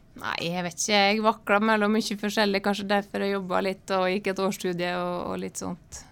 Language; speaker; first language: Norwegian; native; Norwegian